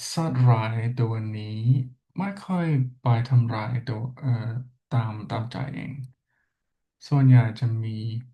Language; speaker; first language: Thai; non-native, learner; English